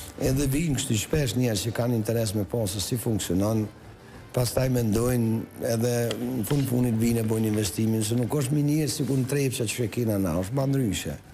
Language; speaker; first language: Albanian; native; Albanian